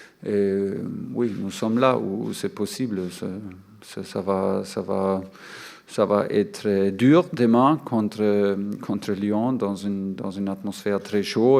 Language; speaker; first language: French; non-native, fluent; German